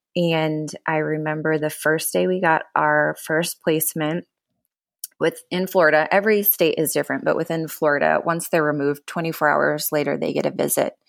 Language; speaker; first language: English; native; English